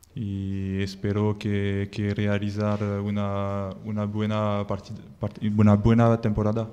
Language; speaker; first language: Spanish; non-native, learner; French